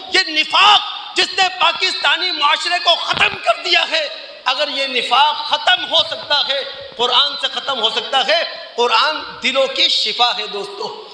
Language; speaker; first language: Urdu; native; Urdu